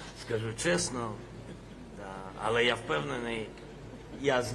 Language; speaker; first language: Ukrainian; non-native, local second language; Russian